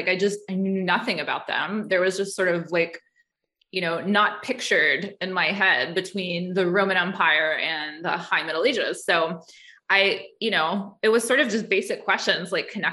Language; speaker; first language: English; native; English